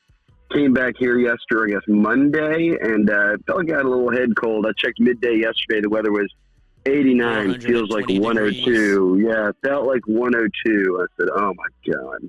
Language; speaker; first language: English; native; English